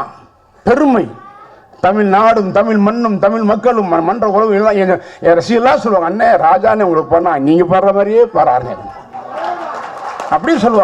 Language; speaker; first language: Tamil; native; Tamil